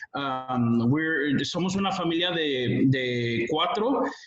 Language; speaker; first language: Spanish; early bilingual, heritage; Spanish